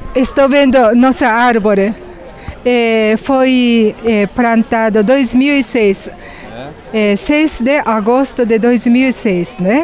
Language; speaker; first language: Portuguese; non-native, fluent; Japanese